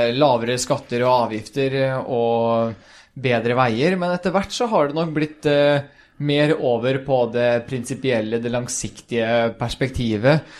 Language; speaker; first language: Norwegian; early bilingual, other home language; Swedish